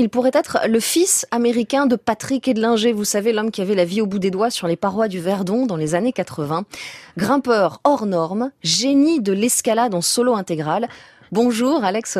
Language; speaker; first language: French; native; French